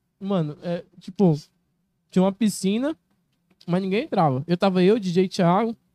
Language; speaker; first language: Portuguese; native; Portuguese